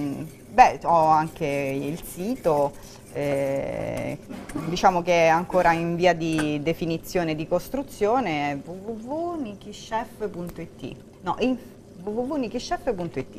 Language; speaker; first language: Italian; native; Italian